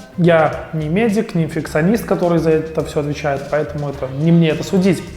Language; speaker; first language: Russian; native; Russian